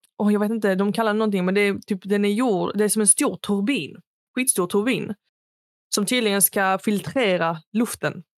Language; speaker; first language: Swedish; native; Swedish